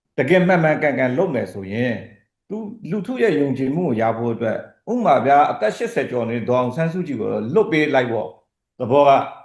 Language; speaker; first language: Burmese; non-native, local second language; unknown